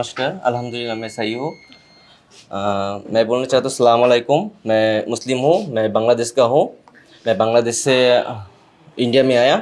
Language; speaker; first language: Hindi; non-native, learner; Bangla